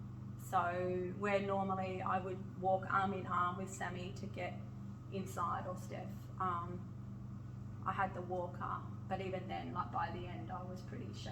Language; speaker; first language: English; native; English